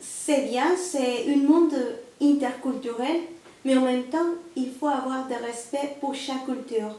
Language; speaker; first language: French; non-native, learner; Spanish